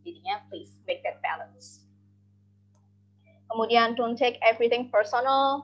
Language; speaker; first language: English; non-native, fluent; Indonesian